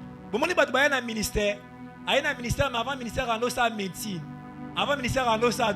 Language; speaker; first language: French; non-native, local second language; Lingala